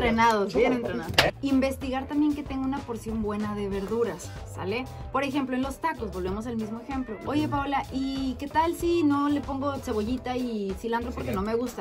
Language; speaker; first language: Spanish; native; Spanish